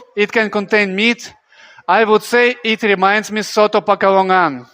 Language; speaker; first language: English; non-native, fluent; Russian